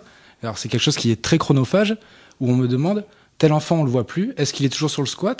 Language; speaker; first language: French; native; French